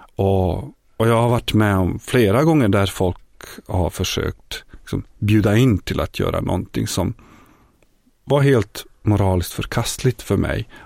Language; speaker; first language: Swedish; non-native, fluent; Bosnian